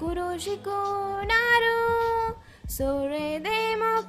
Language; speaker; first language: Japanese; non-native, learner; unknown